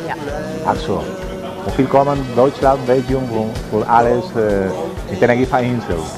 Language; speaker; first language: German; non-native, learner; Spanish